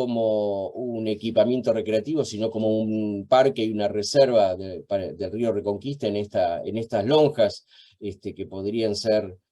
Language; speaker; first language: Spanish; native; Spanish